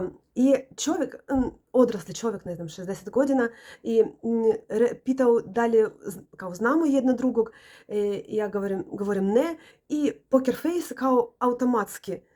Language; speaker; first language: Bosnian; non-native, learner; Russian